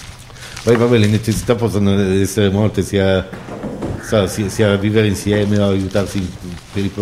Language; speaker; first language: Italian; native; Italian